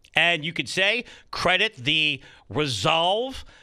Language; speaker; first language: English; native; English